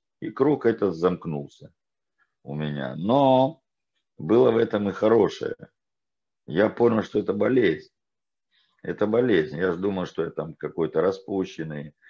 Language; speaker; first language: Russian; native; Russian